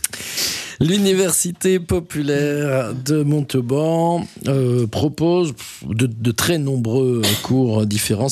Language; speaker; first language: French; native; French